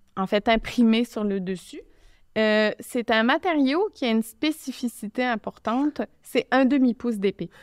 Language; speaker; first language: French; native; French